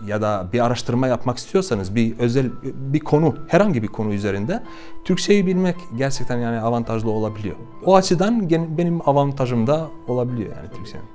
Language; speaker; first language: Turkish; non-native, fluent; Albanian